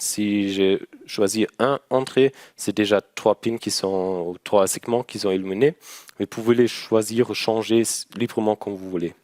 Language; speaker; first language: French; non-native, learner; German